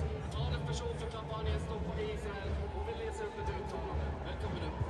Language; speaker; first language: Swedish; native; Swedish